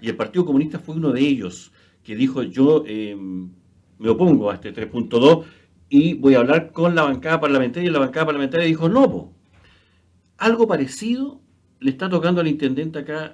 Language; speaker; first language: Spanish; native; Spanish